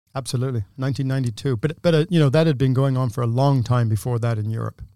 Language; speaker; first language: English; native; English